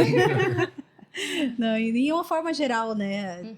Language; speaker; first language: Portuguese; native; Portuguese